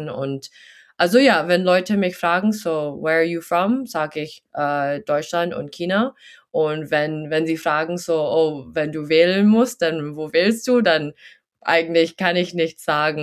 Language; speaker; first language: German; early bilingual, heritage; German